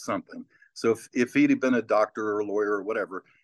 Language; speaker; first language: English; native; English